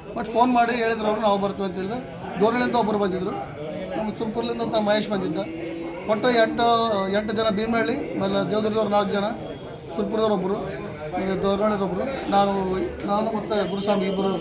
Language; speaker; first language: Kannada; native; Kannada